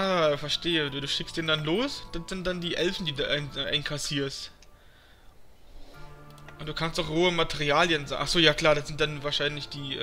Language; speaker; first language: German; native; German